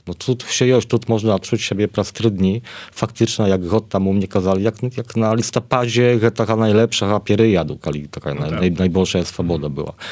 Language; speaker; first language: Polish; non-native, learner; Belarusian